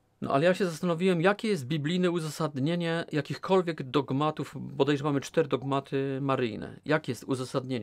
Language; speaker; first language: Polish; native; Polish